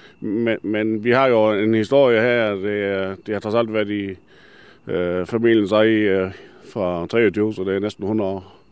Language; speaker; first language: Danish; native; Danish